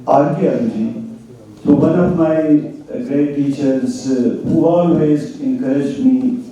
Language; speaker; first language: English; non-native, local second language; Urdu